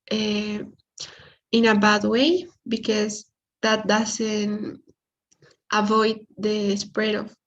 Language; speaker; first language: English; non-native, learner; Spanish